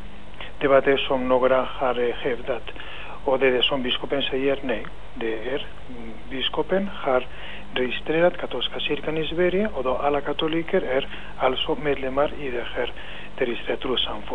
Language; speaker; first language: Swedish; non-native, fluent; Spanish